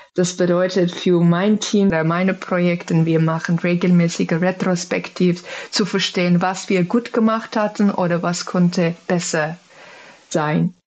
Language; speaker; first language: German; non-native, fluent; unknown